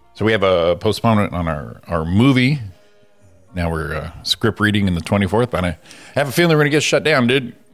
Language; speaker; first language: English; native; English